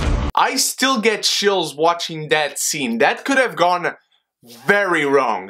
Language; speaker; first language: English; non-native, fluent; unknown